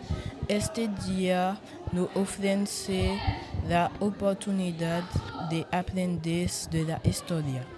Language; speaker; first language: Spanish; non-native, learner; French